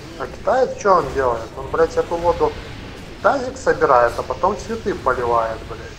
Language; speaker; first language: Russian; native; Russian